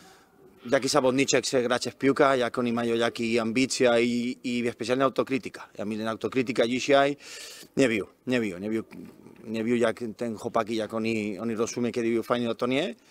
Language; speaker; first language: Polish; non-native, learner; Spanish